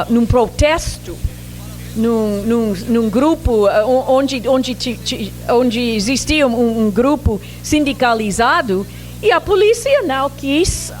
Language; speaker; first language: Portuguese; non-native, fluent; English